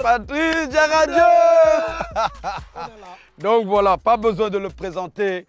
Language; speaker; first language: French; native; French